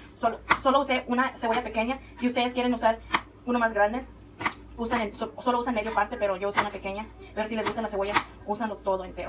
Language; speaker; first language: Spanish; early bilingual, heritage; Spanish